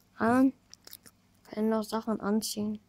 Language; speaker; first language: German; early bilingual, other home language; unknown